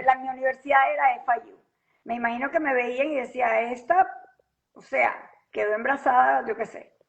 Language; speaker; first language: Spanish; native; Spanish